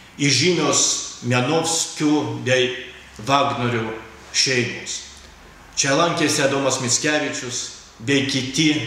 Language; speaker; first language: Lithuanian; non-native, local second language; Polish